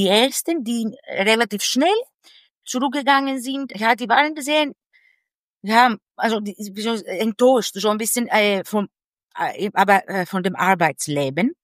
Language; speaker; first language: German; non-native, fluent; Greek